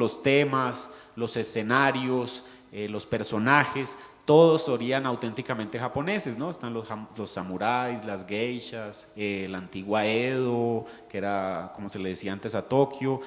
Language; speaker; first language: Spanish; native; Spanish